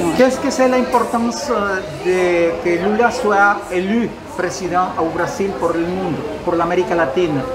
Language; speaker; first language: French; non-native, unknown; Spanish